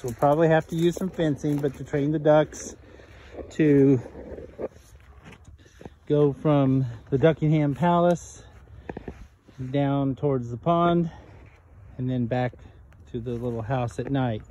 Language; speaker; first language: English; native; English